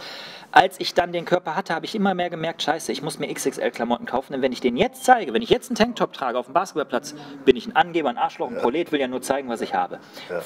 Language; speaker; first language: German; native; German